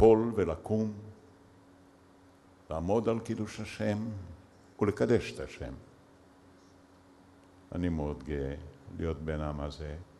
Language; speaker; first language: Hebrew; early bilingual, other home language; Yiddish